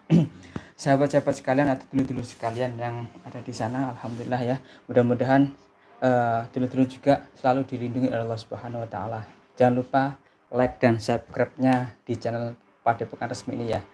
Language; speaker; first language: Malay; non-native, local second language; Javanese